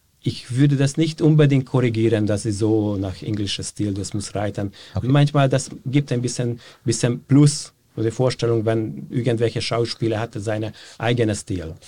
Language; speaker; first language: German; non-native, fluent; Hungarian